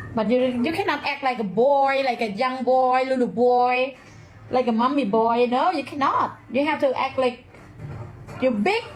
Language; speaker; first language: English; non-native, learner; Thai